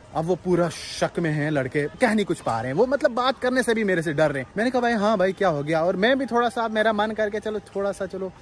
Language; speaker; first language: Hindi; native; Hindi